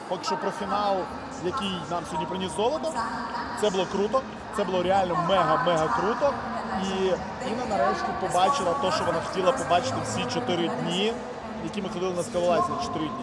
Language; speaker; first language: Ukrainian; native; Ukrainian